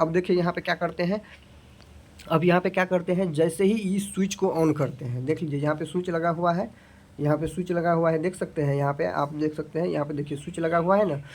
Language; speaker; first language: Hindi; native; Hindi